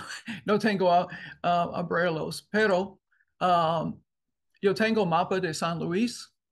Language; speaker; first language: Spanish; non-native, learner; English